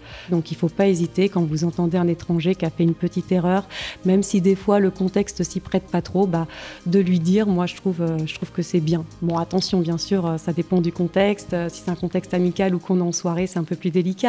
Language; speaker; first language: French; native; French